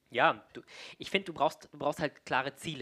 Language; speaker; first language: German; native; German